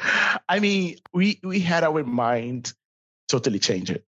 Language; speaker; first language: English; non-native, fluent; Portuguese